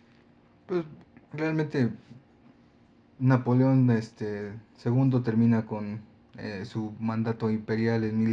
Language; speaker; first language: Spanish; native; Spanish